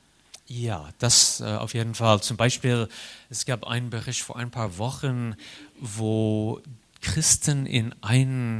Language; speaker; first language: German; non-native, fluent; English